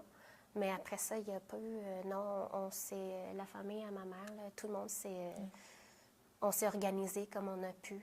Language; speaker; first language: French; early bilingual, other home language; Vietnamese